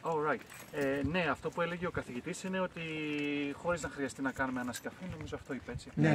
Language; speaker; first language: Greek; native; Greek